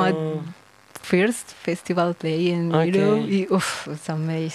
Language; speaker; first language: English; non-native, learner; Spanish